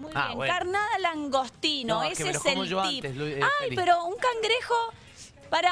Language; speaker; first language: Spanish; native; Spanish